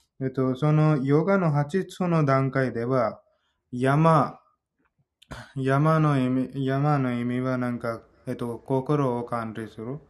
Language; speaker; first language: Japanese; non-native, learner; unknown